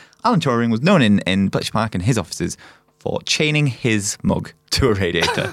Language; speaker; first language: English; native; English